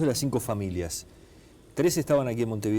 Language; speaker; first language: Spanish; native; Spanish